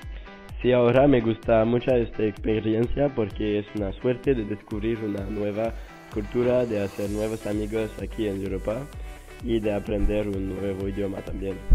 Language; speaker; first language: Spanish; non-native, fluent; French